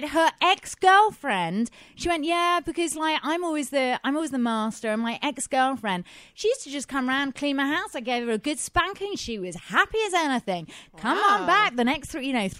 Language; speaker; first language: English; native; English